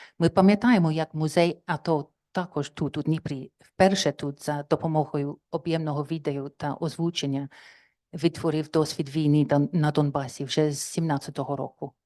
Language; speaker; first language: Ukrainian; non-native, fluent; English